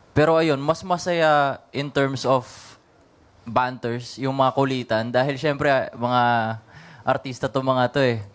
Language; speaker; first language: Filipino; native; Filipino